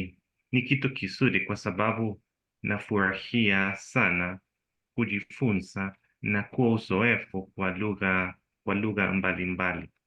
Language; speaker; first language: Swahili; non-native, learner; Spanish